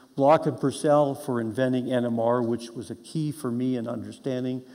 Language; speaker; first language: English; native; English